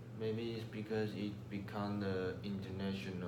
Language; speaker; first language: English; non-native, learner; Chinese